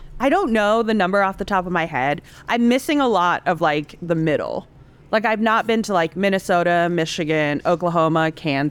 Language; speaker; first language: English; non-native, local second language; Cantonese